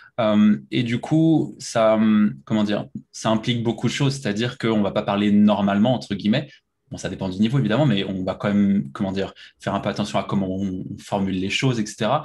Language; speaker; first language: French; native; French